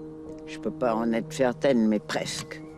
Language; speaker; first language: French; non-native, learner; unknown